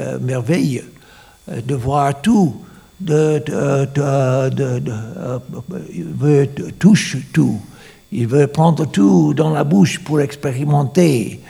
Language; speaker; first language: French; non-native, fluent; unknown